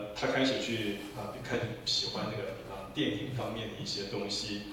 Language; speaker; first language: Chinese; native; Chinese